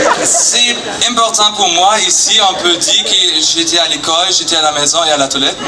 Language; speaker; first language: French; non-native, learner; German